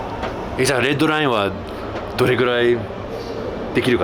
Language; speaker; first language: Japanese; non-native, fluent; English